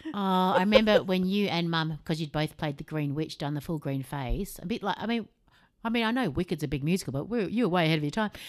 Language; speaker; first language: English; native; English